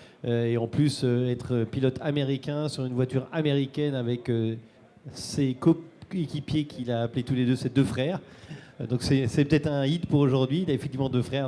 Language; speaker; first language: French; native; French